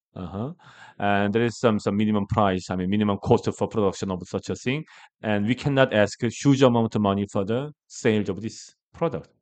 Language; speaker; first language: English; non-native, learner; Korean